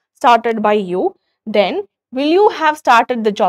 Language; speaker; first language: English; non-native, local second language; Tamil